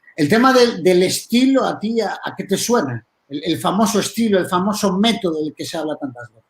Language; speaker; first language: Spanish; native; Spanish